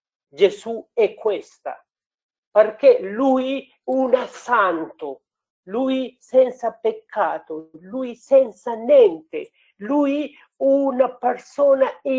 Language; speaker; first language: Italian; non-native, learner; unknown